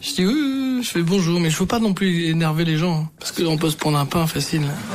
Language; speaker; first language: French; native; French